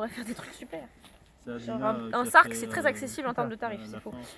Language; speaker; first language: French; native; French